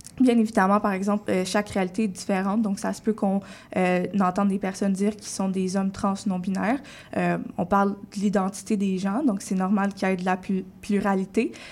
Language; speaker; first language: French; native; French